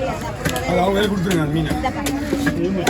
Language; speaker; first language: Tamil; native; Tamil